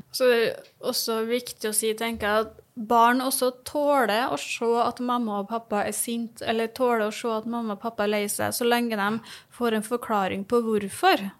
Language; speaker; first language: Norwegian; native; Norwegian